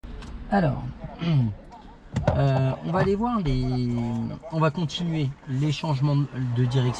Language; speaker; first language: French; native; French